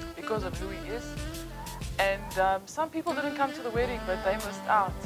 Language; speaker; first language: English; native; English